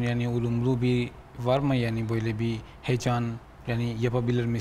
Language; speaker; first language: Turkish; non-native, learner; Urdu